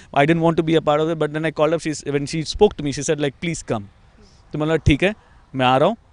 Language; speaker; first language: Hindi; non-native, local second language; Tamil